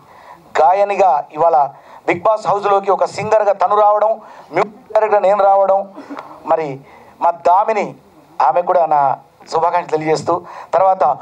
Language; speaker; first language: Telugu; native; Telugu